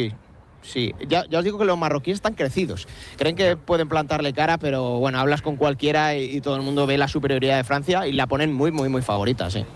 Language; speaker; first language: Spanish; native; Spanish